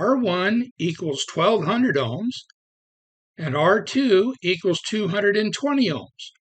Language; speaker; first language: English; native; English